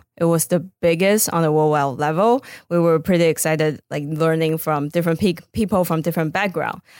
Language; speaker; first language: English; non-native, fluent; Chinese